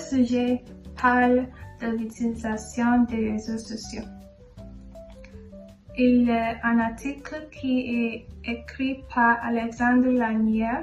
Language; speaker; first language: French; non-native, learner; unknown